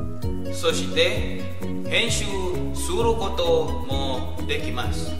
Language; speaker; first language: Japanese; non-native, learner; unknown